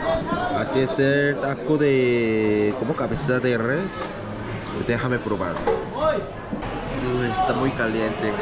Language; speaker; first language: Spanish; non-native, learner; Korean